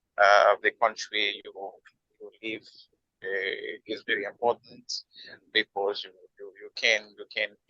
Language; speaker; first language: English; non-native, learner; Haitian Creole